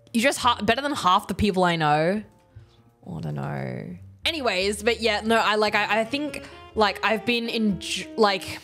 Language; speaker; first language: English; native; English